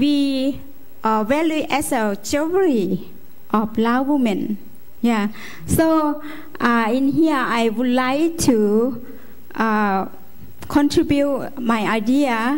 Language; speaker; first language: English; non-native, learner; Lao